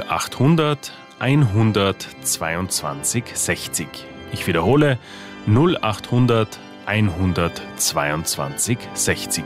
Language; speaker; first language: German; native; German